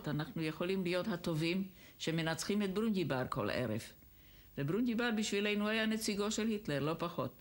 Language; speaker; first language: Hebrew; non-native, fluent; Czech